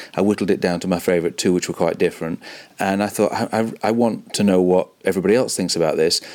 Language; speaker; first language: English; native; English